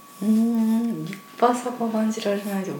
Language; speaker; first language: Japanese; native; Japanese